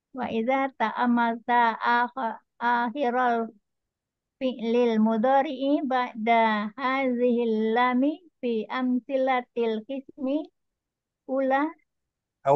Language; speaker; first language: Arabic; non-native, learner; Indonesian